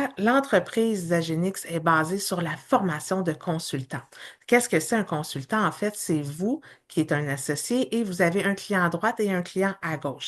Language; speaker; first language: French; native; French